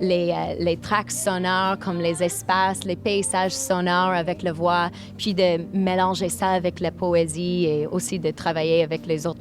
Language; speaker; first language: French; non-native, local second language; English